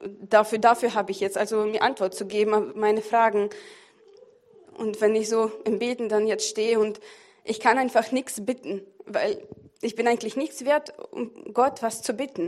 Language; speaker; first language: German; non-native, fluent; Russian